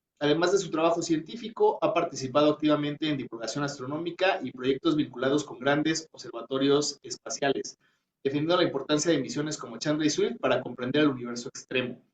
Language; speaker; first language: Spanish; native; Spanish